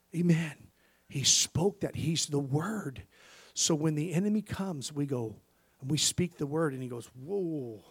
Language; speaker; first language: English; native; English